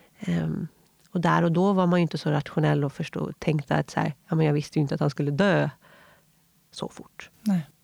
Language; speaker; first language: Swedish; native; Swedish